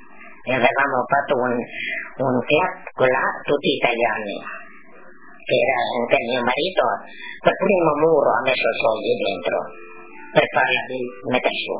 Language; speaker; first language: Italian; non-native, local second language; Friulian